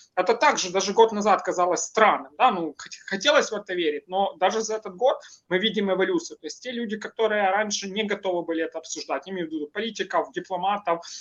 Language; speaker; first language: Russian; non-native, local second language; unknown